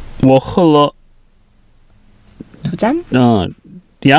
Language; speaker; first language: Chinese; non-native, learner; Korean